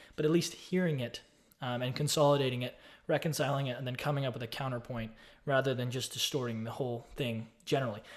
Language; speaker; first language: English; native; English